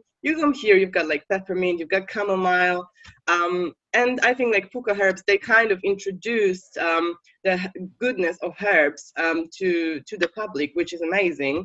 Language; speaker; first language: English; non-native, fluent; Polish